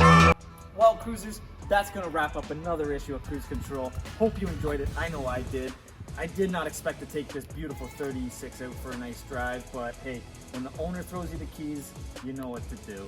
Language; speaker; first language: English; native; English